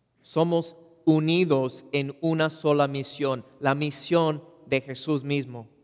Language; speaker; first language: Spanish; non-native, fluent; English